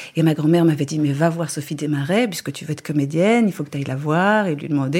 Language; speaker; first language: French; native; French